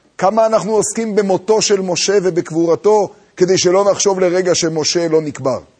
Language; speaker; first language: Hebrew; native; Hebrew